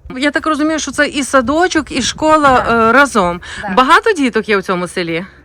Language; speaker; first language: Ukrainian; native; Ukrainian